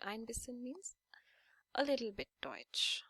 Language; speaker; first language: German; non-native, fluent; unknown